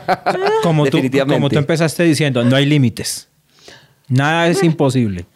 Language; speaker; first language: Spanish; native; Spanish